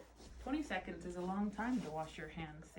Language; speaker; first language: English; native; English